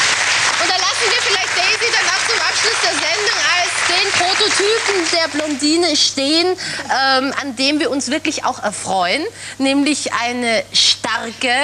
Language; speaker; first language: German; native; German